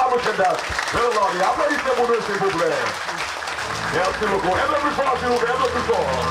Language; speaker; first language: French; non-native, local second language; Haitian Creole